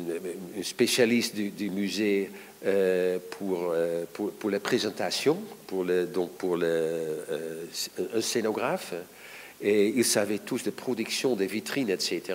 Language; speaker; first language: French; non-native, fluent; Dutch